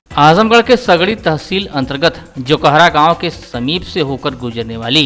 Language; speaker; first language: Hindi; native; Hindi